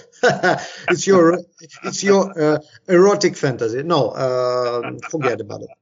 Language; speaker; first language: English; non-native, fluent; Ukrainian